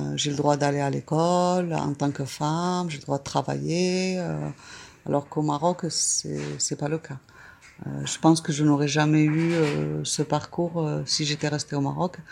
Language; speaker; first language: French; early bilingual, other home language; Arabic